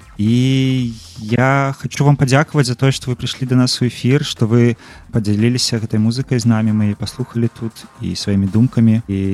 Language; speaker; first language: Belarusian; native; Belarusian